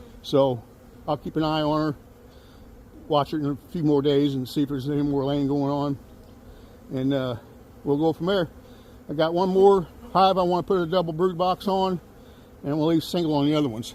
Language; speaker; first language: English; native; English